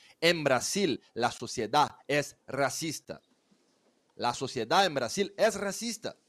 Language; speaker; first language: Spanish; non-native, fluent; Portuguese